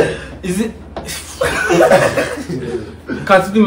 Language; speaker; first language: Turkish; non-native, learner; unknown